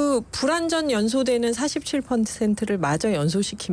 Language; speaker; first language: Korean; native; Korean